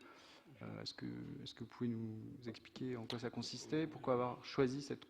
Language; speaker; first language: French; native; French